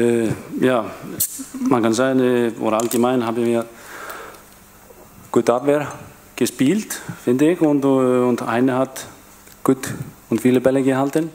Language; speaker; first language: German; non-native, fluent; Icelandic